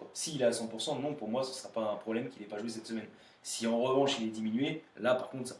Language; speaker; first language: French; native; French